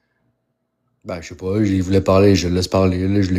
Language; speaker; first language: French; native; French